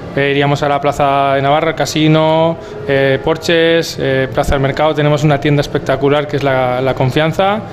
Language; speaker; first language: Spanish; native; Spanish